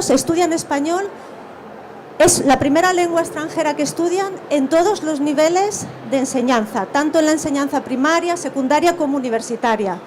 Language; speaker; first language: Spanish; native; Spanish